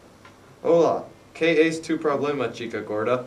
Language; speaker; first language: Spanish; non-native, learner; English